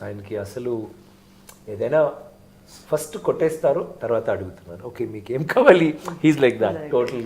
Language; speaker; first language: Telugu; non-native, learner; Tamil